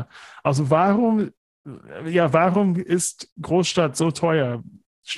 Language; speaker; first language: German; non-native, fluent; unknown